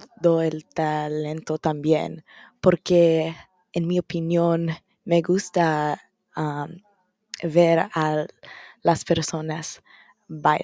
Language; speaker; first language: Spanish; non-native, learner; English